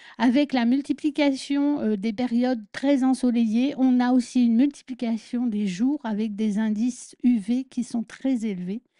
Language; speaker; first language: French; native; French